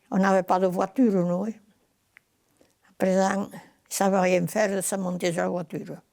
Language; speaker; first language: French; non-native, local second language; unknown